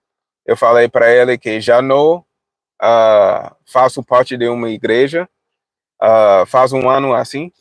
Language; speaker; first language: Portuguese; non-native, fluent; English